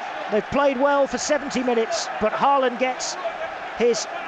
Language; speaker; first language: English; native; English